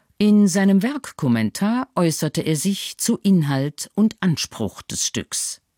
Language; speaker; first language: German; native; German